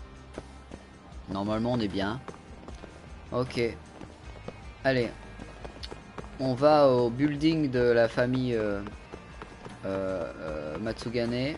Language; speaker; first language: French; native; French